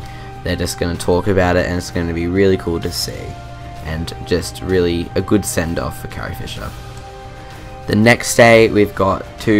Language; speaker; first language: English; native; English